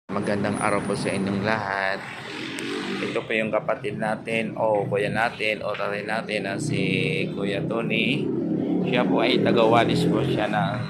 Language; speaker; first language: Filipino; non-native, local second language; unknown